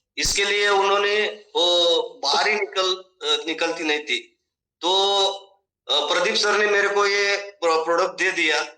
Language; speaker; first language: Hindi; non-native, local second language; Marathi